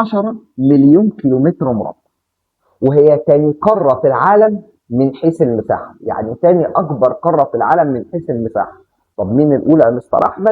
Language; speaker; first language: Arabic; native; Arabic